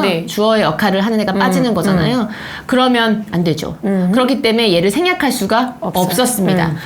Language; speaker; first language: Korean; native; Korean